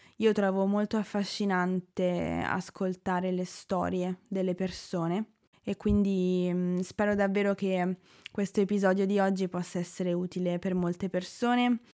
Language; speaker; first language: Italian; native; Italian